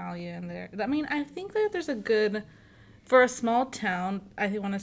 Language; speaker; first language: English; native; English